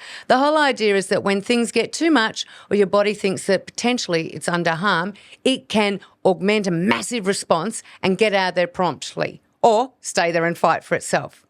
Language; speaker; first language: English; native; English